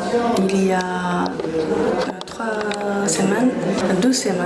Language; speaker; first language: French; non-native, learner; Japanese